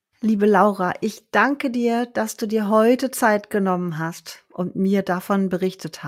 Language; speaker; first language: German; native; German